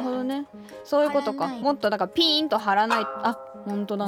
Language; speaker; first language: Japanese; native; Japanese